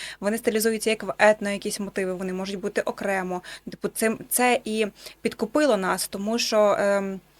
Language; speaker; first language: Ukrainian; native; Ukrainian